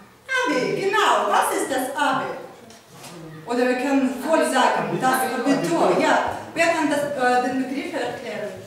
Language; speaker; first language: German; non-native, fluent; Ukrainian